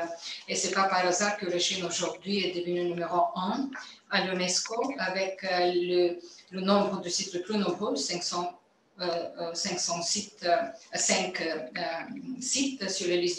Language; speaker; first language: French; non-native, fluent; Bulgarian